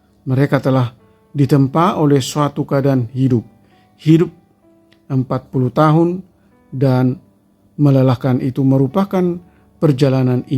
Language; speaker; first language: Indonesian; native; Indonesian